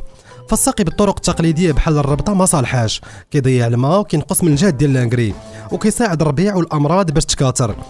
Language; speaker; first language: Arabic; native; Arabic